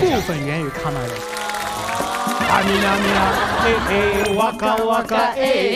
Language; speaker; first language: Chinese; non-native, fluent; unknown